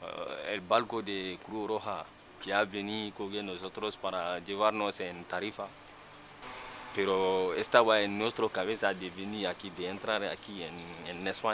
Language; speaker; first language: Spanish; non-native, learner; Bambara